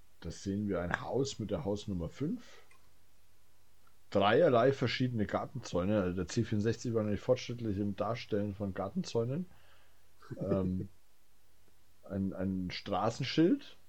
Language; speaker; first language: German; native; German